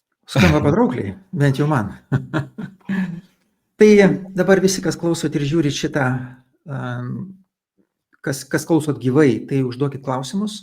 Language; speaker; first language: Lithuanian; native; Lithuanian